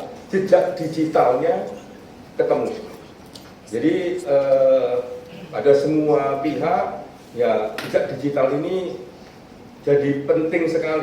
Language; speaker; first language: Indonesian; native; Indonesian